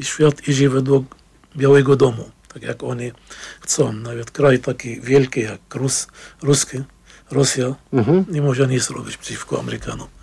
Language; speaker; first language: Polish; non-native, fluent; Arabic